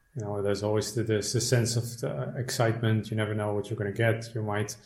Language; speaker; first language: English; non-native, fluent; Dutch